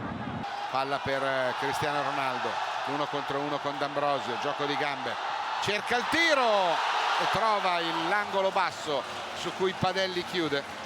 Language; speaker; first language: Italian; native; Italian